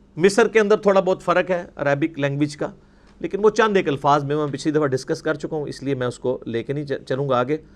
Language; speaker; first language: Urdu; non-native, local second language; Punjabi